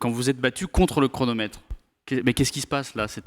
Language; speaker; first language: French; native; French